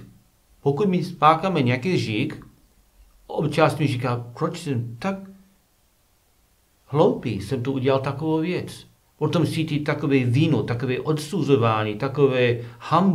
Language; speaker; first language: Czech; non-native, learner; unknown